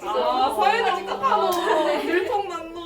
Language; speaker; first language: Korean; native; Korean